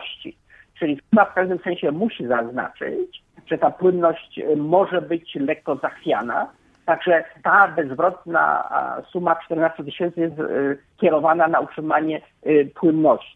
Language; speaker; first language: Polish; native; Polish